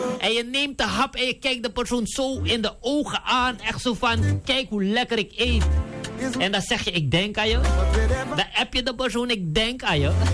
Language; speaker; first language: Dutch; native; Dutch